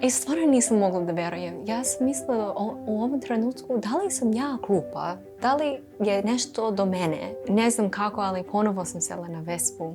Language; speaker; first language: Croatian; non-native, learner; English